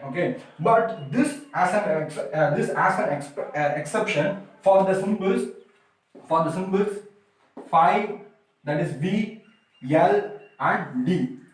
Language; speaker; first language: English; non-native, local second language; Tamil